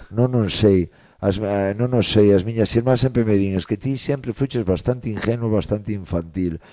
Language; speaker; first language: Galician; native; Galician